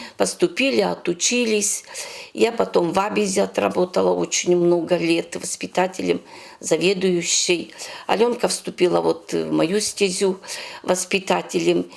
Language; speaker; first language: Russian; non-native, local second language; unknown